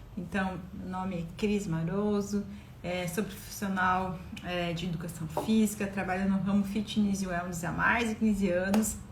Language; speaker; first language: Portuguese; native; Portuguese